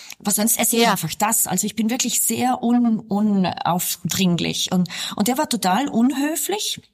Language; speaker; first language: German; native; German